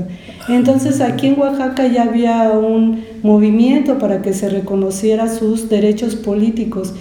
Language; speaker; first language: Spanish; native; Spanish